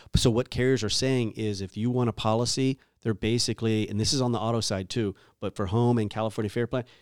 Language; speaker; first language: English; native; English